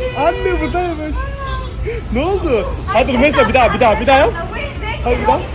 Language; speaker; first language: Turkish; early bilingual, heritage; Turkish